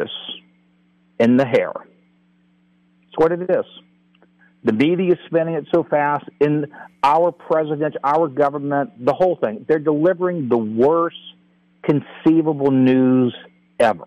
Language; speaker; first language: English; native; English